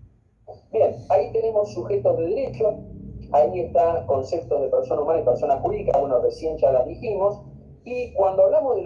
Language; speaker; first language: Spanish; native; Spanish